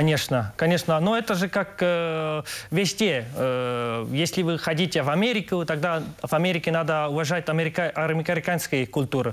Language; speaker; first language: Russian; non-native, local second language; Estonian